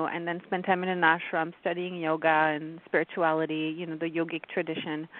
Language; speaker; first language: English; non-native, fluent; French